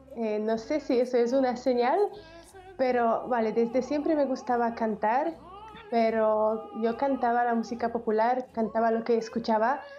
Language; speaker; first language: Spanish; non-native, fluent; Polish